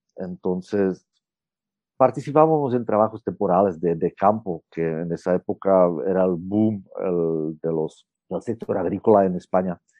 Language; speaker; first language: Spanish; non-native, fluent; Czech